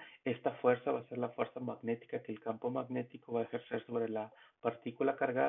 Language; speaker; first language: Spanish; native; Spanish